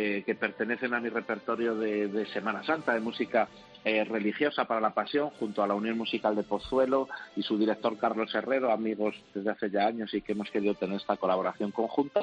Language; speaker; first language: Spanish; native; Spanish